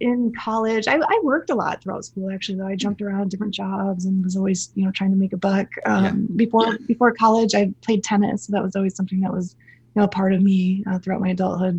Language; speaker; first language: English; native; English